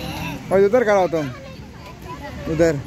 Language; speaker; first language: Hindi; non-native, local second language; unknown